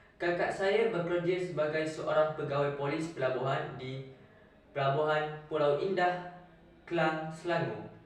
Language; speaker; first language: Malay; native; Malay